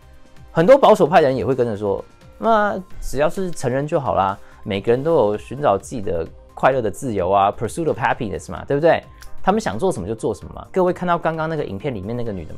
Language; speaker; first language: Chinese; native; Chinese